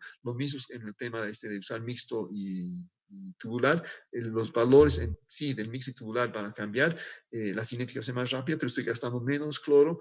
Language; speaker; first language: Spanish; native; Spanish